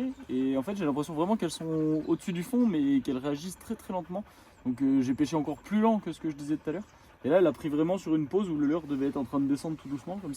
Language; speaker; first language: French; native; French